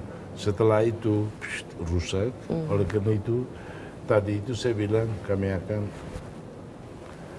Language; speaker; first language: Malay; non-native, fluent; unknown